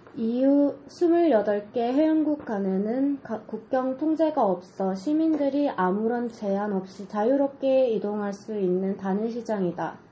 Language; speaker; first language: Korean; native; Korean